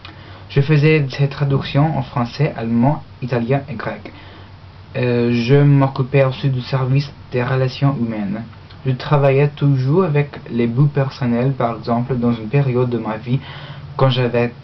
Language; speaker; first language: French; non-native, learner; English